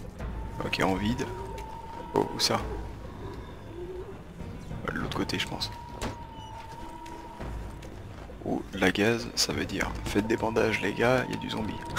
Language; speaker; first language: French; native; French